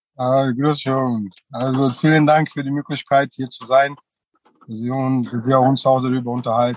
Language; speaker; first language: German; non-native, fluent; Portuguese